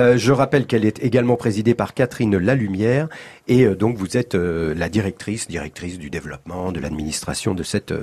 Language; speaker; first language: French; native; French